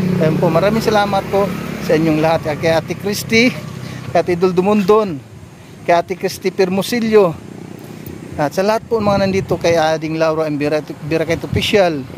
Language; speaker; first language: Filipino; native; Filipino